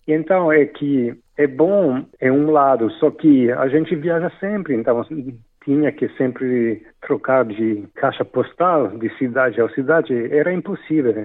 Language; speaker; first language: Portuguese; non-native, fluent; French